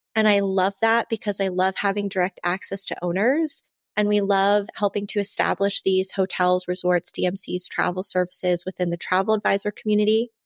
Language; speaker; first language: English; native; English